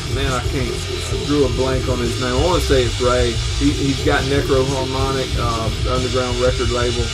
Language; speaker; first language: English; native; English